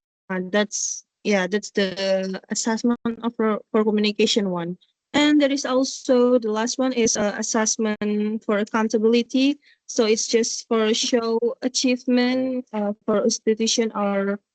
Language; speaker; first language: English; non-native, learner; Indonesian